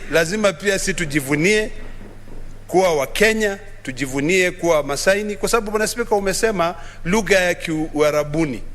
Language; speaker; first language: Swahili; non-native, local second language; Masai